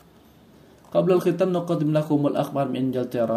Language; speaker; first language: Arabic; non-native, fluent; Indonesian